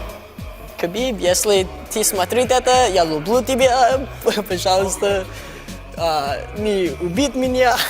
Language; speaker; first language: Russian; early bilingual, heritage; Russian